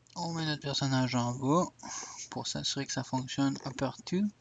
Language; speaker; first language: French; native; French